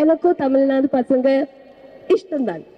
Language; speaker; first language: Tamil; non-native, learner; Malayalam